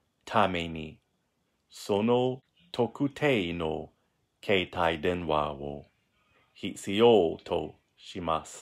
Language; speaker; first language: Japanese; non-native, learner; English